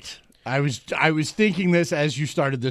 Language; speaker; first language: English; native; English